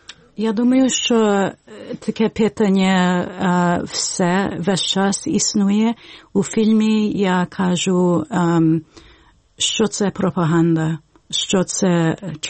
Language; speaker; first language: Ukrainian; early bilingual, heritage; Ukrainian